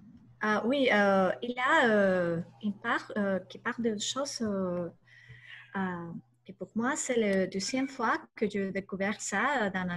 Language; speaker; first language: French; non-native, learner; Spanish